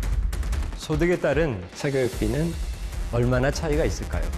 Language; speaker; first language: Korean; native; Korean